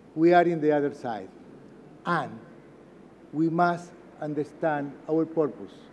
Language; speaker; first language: English; non-native, learner; Spanish